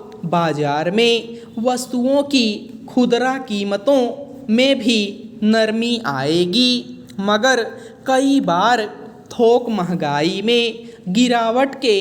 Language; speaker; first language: Hindi; native; Hindi